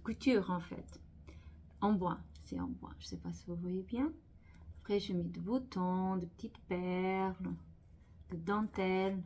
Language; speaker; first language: French; non-native, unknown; Portuguese